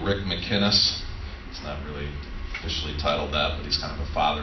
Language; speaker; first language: English; native; English